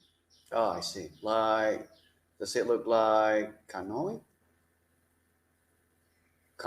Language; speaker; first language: English; non-native, learner; Indonesian